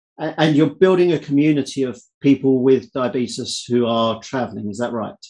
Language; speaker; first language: English; native; English